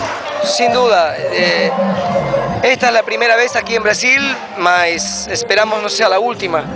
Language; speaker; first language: Portuguese; non-native, learner; Spanish